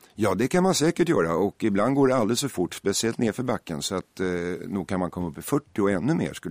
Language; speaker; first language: Swedish; native; Swedish